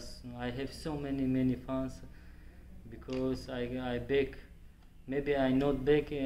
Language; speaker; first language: English; non-native, learner; Tajik